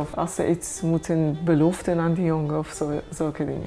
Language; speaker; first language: Dutch; non-native, fluent; Persian